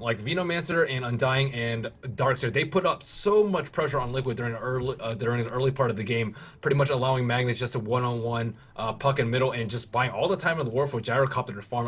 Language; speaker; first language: English; native; English